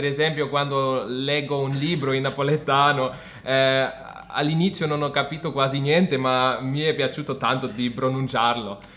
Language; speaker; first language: Italian; non-native, fluent; German